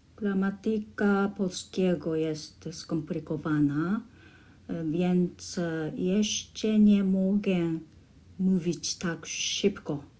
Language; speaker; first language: Polish; non-native, learner; Japanese